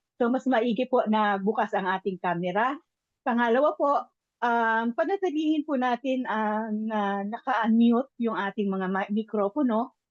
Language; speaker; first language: Filipino; native; Filipino